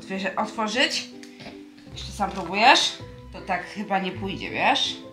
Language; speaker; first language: Polish; native; Polish